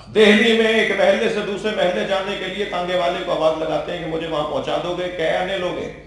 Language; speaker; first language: Urdu; native; Urdu